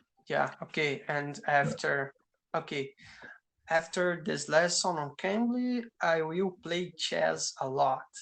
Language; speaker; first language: English; non-native, learner; Portuguese